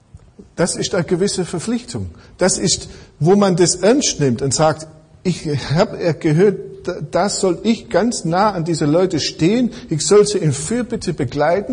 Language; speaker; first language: German; non-native, fluent; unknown